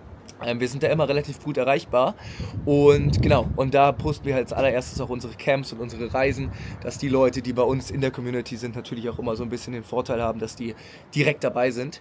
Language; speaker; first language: German; native; German